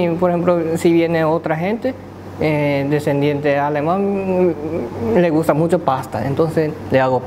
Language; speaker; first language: Spanish; non-native, local second language; Japanese